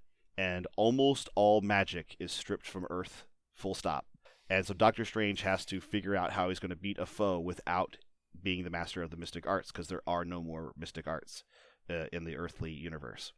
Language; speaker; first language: English; native; English